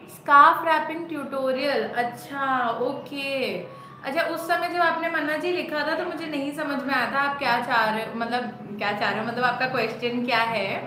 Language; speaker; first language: Hindi; native; Hindi